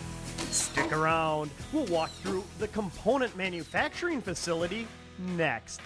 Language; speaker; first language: English; native; English